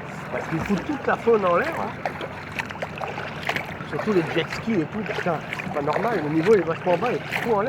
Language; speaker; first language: French; native; French